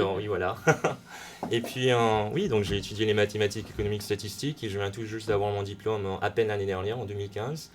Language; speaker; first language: French; non-native, local second language; Hakka Chinese